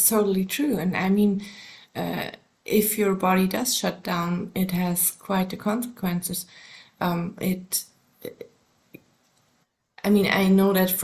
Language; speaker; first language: English; non-native, fluent; German